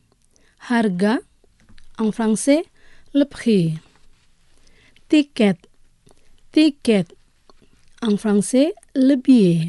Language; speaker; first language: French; non-native, fluent; Indonesian